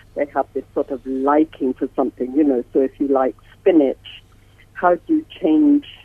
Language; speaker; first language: English; native; English